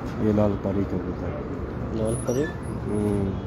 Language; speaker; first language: Hindi; non-native, local second language; Punjabi